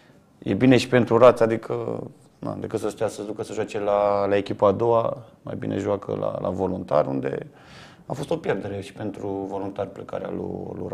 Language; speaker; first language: Romanian; native; Romanian